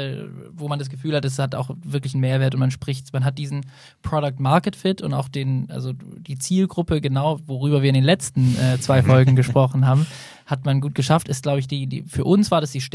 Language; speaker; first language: German; native; German